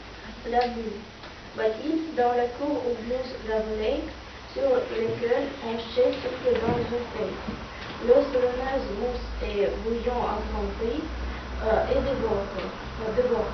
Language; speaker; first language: French; non-native, learner; Russian